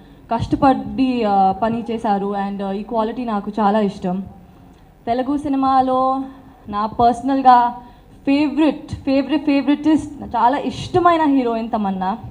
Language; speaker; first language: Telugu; non-native, learner; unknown